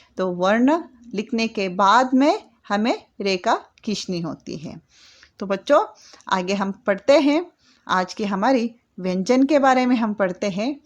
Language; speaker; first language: Hindi; non-native, local second language; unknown